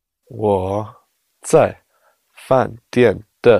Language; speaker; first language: Chinese; non-native, learner; English